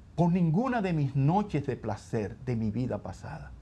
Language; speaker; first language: Spanish; native; Spanish